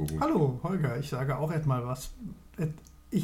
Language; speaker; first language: German; native; German